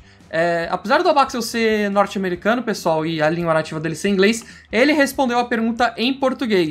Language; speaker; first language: Portuguese; native; Portuguese